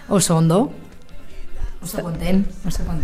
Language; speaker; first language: Basque; non-native, learner; Spanish